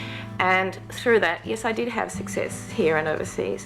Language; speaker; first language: English; native; English